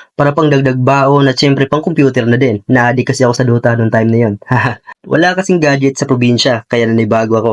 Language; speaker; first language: Filipino; non-native, local second language; Cebuano